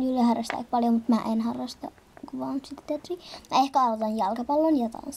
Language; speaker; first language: Finnish; native; Finnish